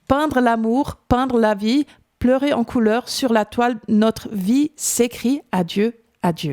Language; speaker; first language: French; non-native, fluent; English